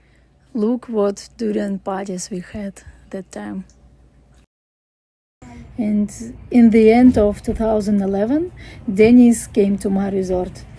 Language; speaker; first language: English; non-native, fluent; Russian